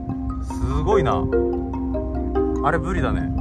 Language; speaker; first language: Japanese; native; Japanese